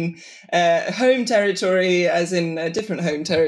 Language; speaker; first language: English; native; English